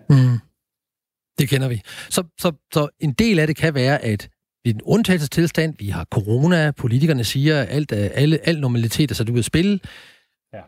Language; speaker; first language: Danish; native; Danish